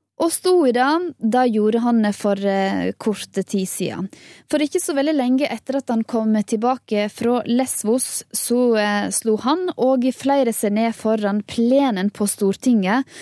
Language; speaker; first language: Norwegian; native; Norwegian